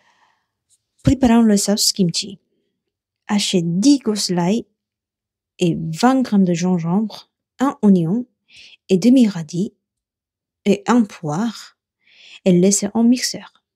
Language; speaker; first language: French; non-native, learner; Korean